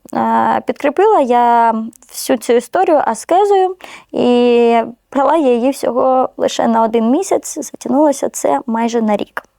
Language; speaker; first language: Ukrainian; non-native, local second language; Russian